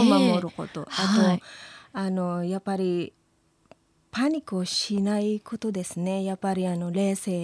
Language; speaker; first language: Japanese; non-native, learner; Filipino